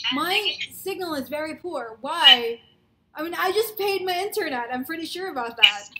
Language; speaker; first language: English; non-native, local second language; Cebuano